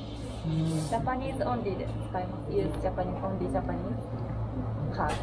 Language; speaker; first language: Japanese; native; Japanese